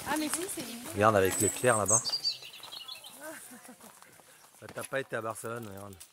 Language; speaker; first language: French; native; French